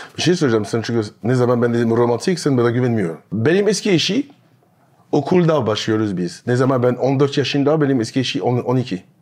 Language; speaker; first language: Turkish; non-native, learner; French